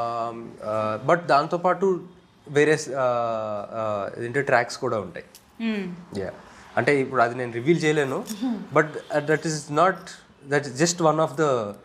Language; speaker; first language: Telugu; native; Telugu